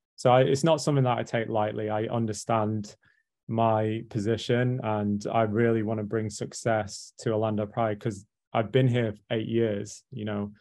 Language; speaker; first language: English; native; English